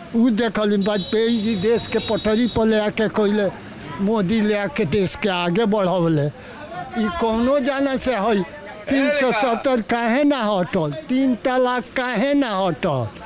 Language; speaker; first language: Bhojpuri; native; Bhojpuri